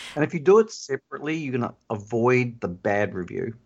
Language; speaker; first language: English; native; English